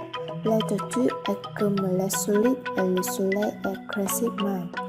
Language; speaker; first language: French; non-native, learner; Vietnamese